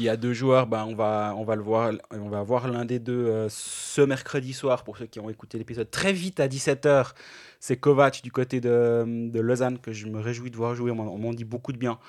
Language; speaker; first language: French; native; French